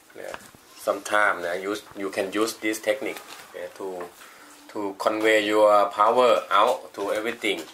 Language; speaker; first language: English; non-native, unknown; Thai